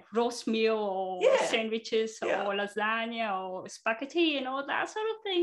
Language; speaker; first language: English; non-native, fluent; Vietnamese